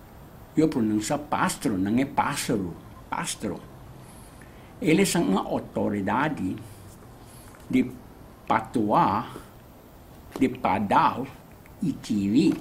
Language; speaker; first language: Portuguese; non-native, learner; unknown